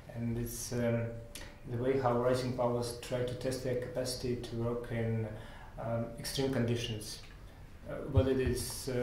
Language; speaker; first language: English; non-native, fluent; Russian